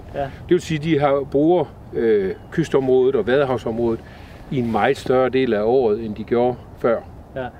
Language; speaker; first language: Danish; native; Danish